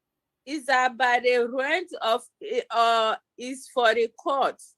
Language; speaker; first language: English; non-native, learner; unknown